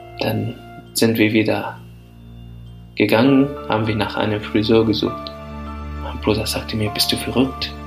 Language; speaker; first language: German; non-native, fluent; Arabic